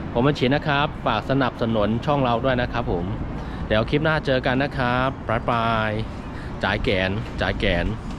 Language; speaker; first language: Thai; non-native, fluent; Chinese